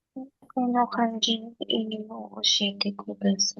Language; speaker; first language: Japanese; non-native, learner; Filipino